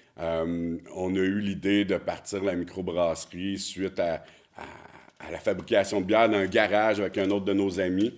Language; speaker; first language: French; native; French